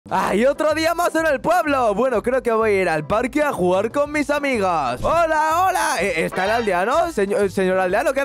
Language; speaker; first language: Spanish; native; Spanish